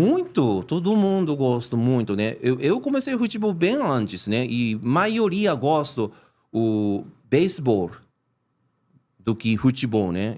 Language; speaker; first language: Portuguese; non-native, learner; Japanese